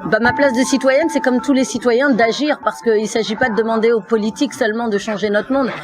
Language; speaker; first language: French; early bilingual, other home language; Fula